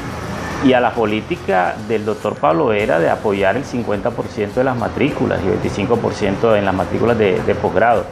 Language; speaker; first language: Spanish; native; Spanish